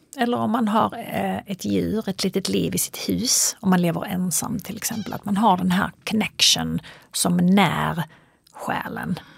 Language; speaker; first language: Swedish; early bilingual, other home language; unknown